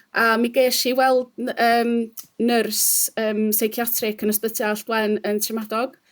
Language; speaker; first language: Welsh; native; Welsh